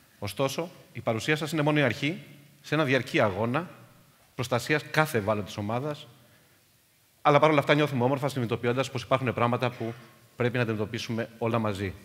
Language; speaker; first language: Greek; native; Greek